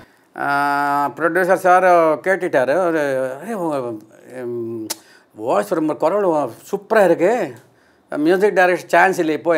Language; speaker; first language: Tamil; non-native, learner; Telugu